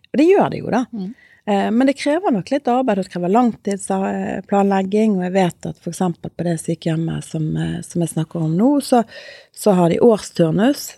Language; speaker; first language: Norwegian; native; Norwegian